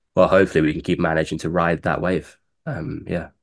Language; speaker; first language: English; native; English